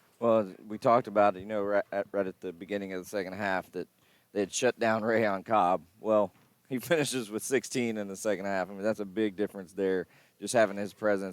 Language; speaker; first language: English; native; English